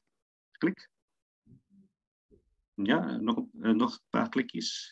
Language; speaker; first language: Dutch; native; Dutch